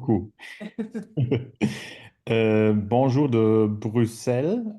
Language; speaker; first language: French; non-native, fluent; German